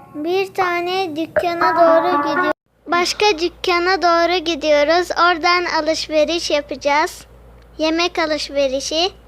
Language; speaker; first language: Turkish; early bilingual, heritage; Uzbek